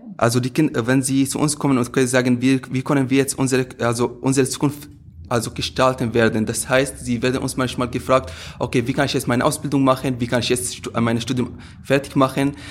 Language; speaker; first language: German; non-native, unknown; Arabic